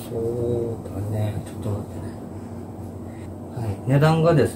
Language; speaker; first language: Japanese; native; Japanese